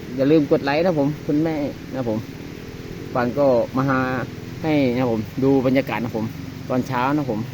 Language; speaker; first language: Thai; native; Thai